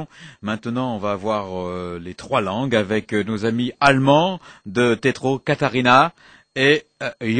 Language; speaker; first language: French; native; French